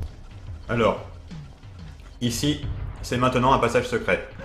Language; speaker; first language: French; native; French